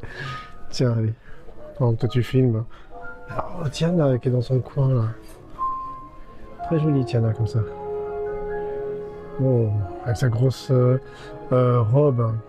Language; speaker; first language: French; native; French